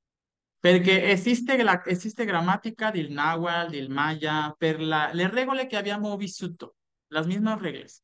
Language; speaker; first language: Italian; non-native, fluent; Spanish